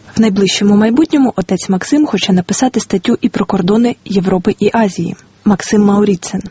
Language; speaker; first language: Ukrainian; native; Ukrainian